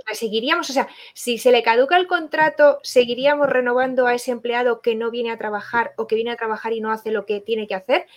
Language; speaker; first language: Spanish; native; Spanish